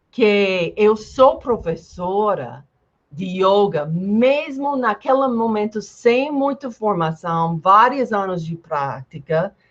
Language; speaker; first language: Portuguese; non-native, fluent; English